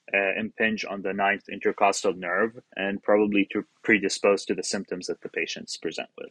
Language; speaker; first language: English; non-native, fluent; Arabic